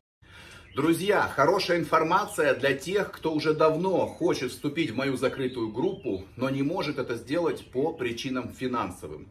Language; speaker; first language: Russian; native; Russian